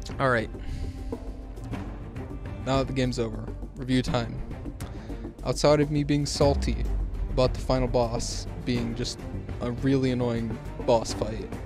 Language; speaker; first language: English; native; English